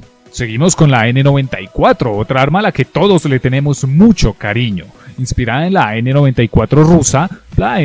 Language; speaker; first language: Spanish; native; Spanish